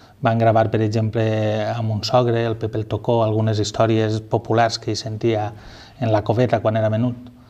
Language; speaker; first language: Catalan; native; Catalan